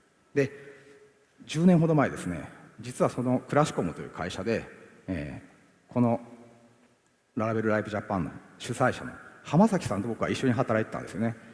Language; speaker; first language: Japanese; native; Japanese